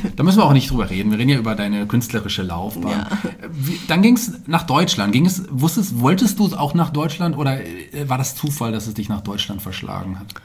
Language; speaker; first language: German; native; German